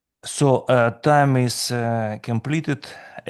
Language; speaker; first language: English; non-native, fluent; Russian